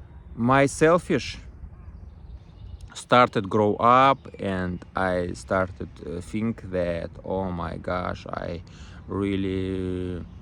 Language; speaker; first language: English; non-native, learner; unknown